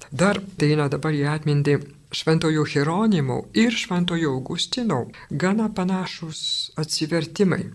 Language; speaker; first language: Lithuanian; non-native, fluent; French